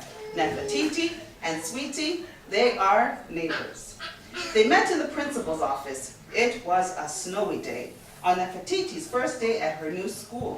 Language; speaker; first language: English; early bilingual, other home language; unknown